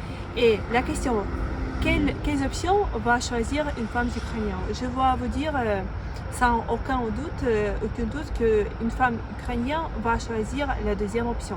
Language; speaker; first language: French; non-native, fluent; Russian